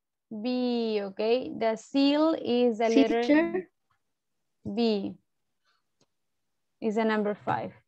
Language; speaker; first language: English; non-native, fluent; Spanish